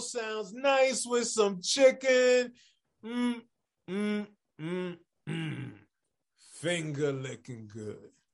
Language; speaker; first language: English; early bilingual, other home language; Spanish